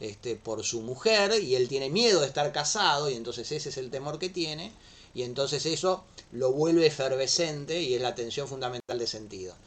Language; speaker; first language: Spanish; native; Spanish